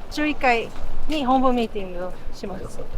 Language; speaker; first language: Japanese; non-native, fluent; Portuguese